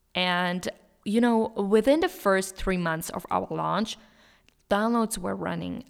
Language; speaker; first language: English; non-native, fluent; German